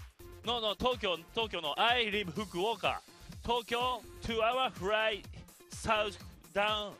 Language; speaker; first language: English; non-native, learner; Japanese